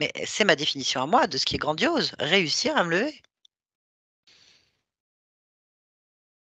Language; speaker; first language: French; native; French